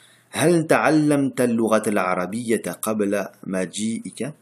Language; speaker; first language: Arabic; non-native, fluent; French